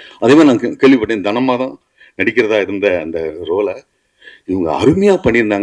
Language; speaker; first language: Tamil; native; Tamil